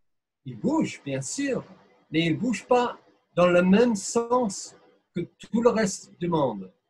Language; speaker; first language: French; non-native, fluent; English